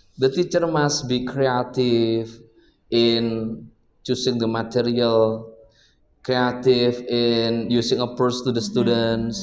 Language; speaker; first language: English; non-native, learner; Indonesian